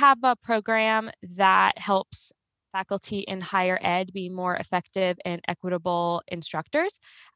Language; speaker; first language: English; native; English